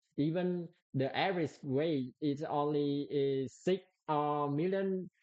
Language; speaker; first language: English; non-native, learner; Vietnamese